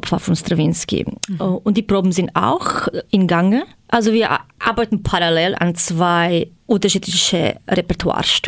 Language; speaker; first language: German; non-native, fluent; Croatian